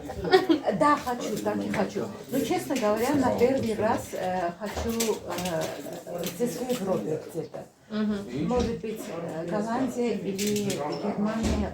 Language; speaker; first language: Russian; non-native, fluent; Armenian